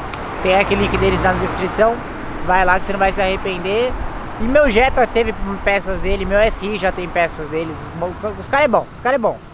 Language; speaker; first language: Portuguese; native; Portuguese